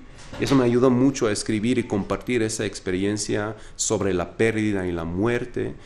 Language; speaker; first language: Spanish; non-native, fluent; Arabic